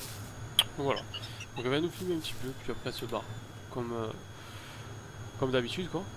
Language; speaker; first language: French; native; French